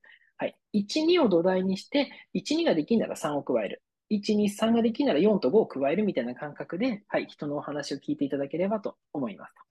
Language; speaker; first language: Japanese; native; Japanese